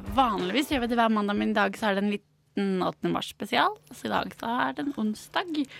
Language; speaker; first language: Norwegian; native; Norwegian